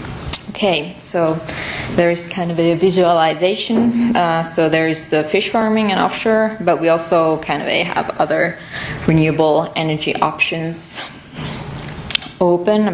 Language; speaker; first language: English; non-native, fluent; Finnish